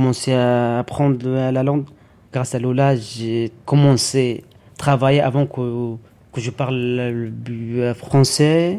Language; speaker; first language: French; non-native, learner; Arabic